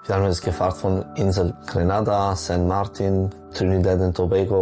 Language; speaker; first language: German; non-native, learner; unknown